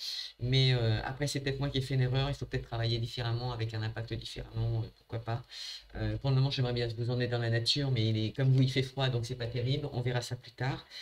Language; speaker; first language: French; native; French